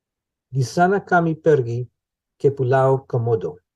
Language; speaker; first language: Indonesian; non-native, learner; English